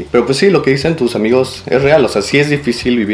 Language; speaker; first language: Spanish; native; Spanish